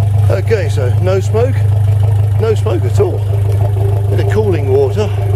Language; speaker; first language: English; native; English